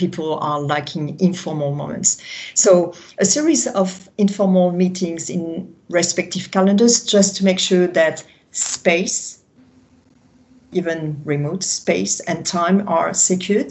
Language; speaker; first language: English; non-native, fluent; French